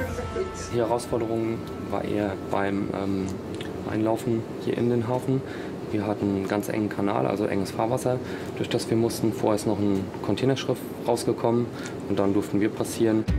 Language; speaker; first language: German; native; German